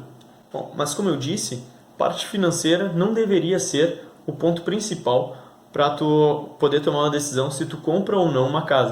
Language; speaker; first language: Portuguese; native; Portuguese